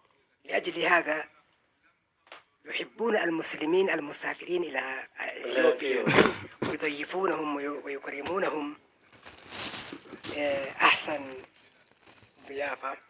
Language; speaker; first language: Arabic; non-native, fluent; Oromo